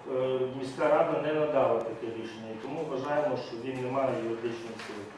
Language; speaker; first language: Ukrainian; native; Ukrainian